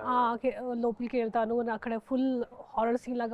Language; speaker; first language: Telugu; non-native, fluent; Hindi